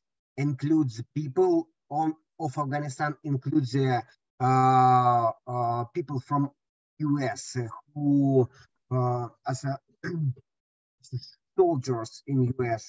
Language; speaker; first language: English; non-native, learner; Russian